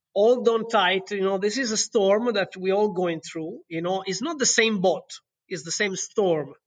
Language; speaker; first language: English; non-native, fluent; Italian